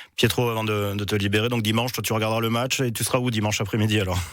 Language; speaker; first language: French; native; French